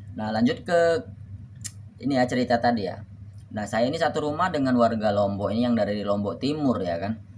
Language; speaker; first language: Indonesian; native; Indonesian